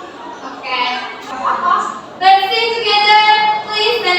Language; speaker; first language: English; non-native, learner; Indonesian